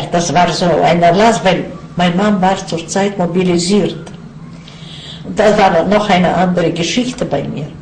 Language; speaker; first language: German; non-native, fluent; Yiddish